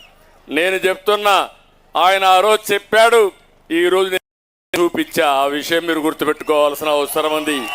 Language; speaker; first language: Telugu; native; Telugu